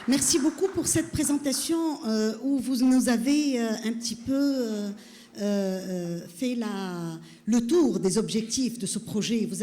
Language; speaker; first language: French; non-native, local second language; Arabic